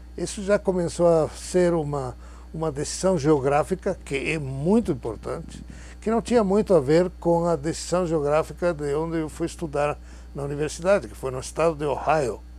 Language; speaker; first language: Portuguese; non-native, fluent; Spanish